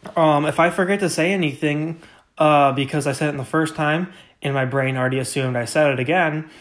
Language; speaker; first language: English; native; English